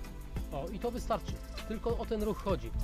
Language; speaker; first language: Polish; native; Polish